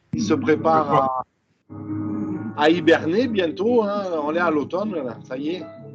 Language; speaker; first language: French; native; French